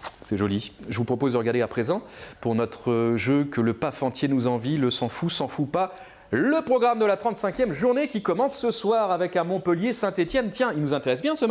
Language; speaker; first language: French; native; French